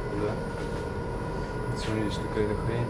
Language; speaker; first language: Russian; native; Russian